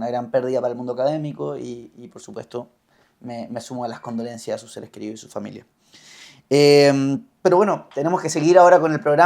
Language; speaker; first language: Spanish; native; Spanish